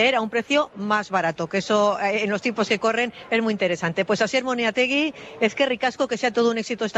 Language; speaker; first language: Spanish; native; Spanish